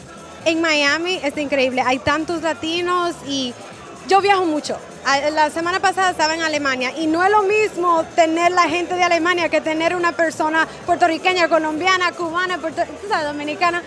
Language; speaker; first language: Spanish; early bilingual, heritage; Spanish